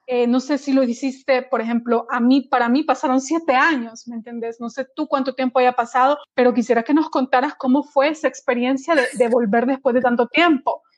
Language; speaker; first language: Spanish; native; Spanish